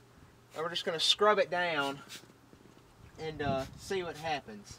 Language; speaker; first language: English; native; English